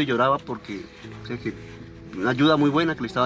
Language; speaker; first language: Spanish; native; Spanish